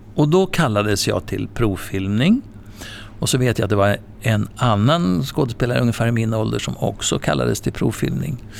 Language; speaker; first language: Swedish; native; Swedish